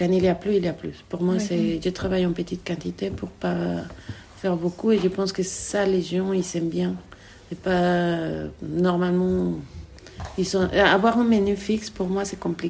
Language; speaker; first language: French; non-native, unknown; Spanish